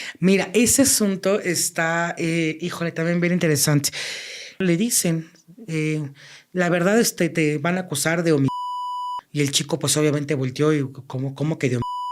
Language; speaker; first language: Spanish; native; Spanish